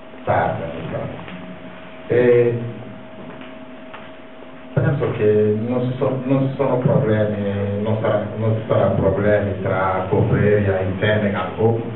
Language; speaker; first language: Italian; non-native, fluent; Wolof